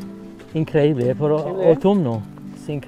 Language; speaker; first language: Spanish; non-native, learner; English